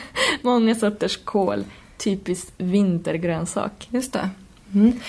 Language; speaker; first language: Swedish; non-native, fluent; Polish